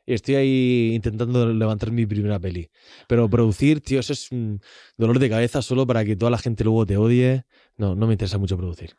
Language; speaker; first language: Spanish; native; Spanish